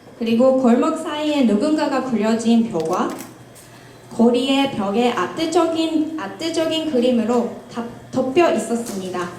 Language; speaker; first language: Korean; non-native, fluent; Japanese